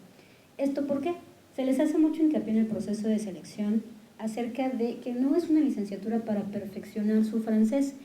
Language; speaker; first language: Spanish; native; Spanish